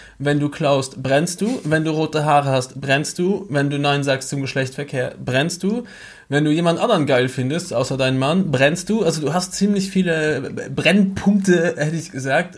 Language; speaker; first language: German; native; German